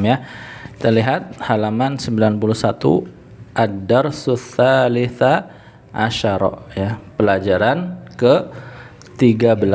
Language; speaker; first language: Indonesian; native; Indonesian